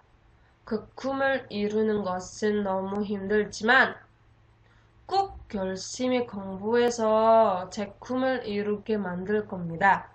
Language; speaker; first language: Korean; non-native, learner; Indonesian